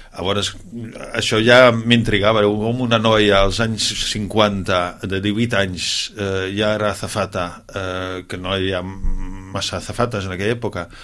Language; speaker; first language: Catalan; non-native, fluent; Dutch